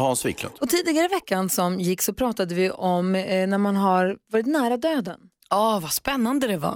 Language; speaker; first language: Swedish; native; Swedish